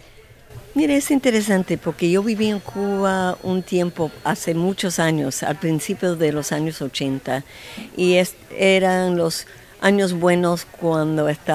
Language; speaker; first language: Spanish; non-native, fluent; English